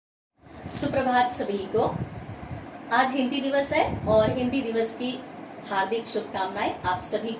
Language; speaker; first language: Hindi; native; Hindi